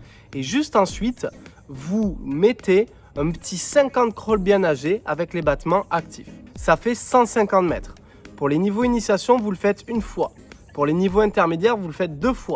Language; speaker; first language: French; native; French